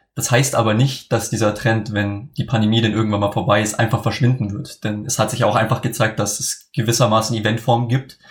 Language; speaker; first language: German; native; German